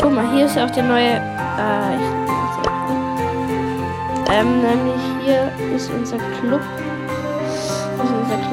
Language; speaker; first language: German; native; German